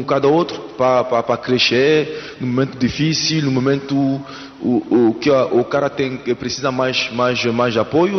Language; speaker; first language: Portuguese; non-native, learner; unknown